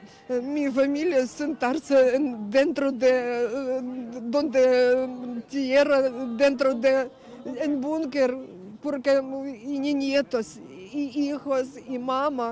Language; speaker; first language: Spanish; non-native, learner; Ukrainian